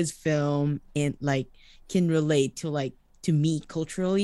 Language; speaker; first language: English; non-native, local second language; Iloko